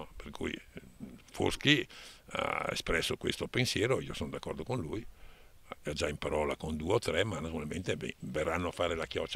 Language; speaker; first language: Italian; native; Italian